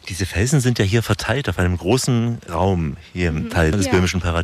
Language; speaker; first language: German; native; German